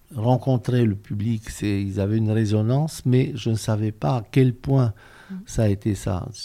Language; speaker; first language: French; non-native, fluent; Romanian